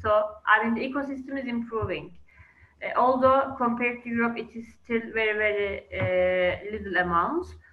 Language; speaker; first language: English; non-native, fluent; Turkish